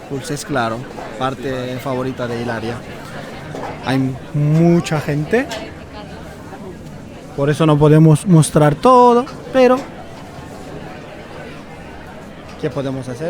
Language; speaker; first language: Spanish; non-native, fluent; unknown